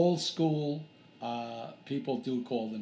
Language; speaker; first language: English; native; English